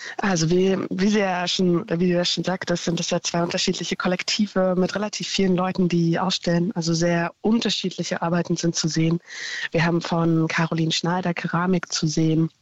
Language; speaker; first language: German; native; German